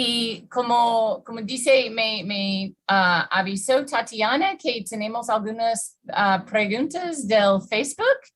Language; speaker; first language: Spanish; non-native, fluent; English